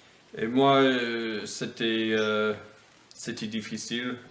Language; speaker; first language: French; non-native, fluent; English